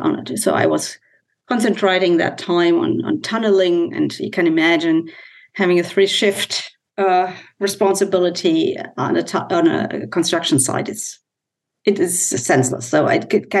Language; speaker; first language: English; non-native, fluent; German